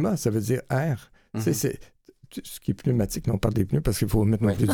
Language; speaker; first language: French; native; French